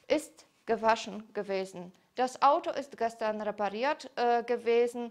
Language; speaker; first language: German; non-native, fluent; Polish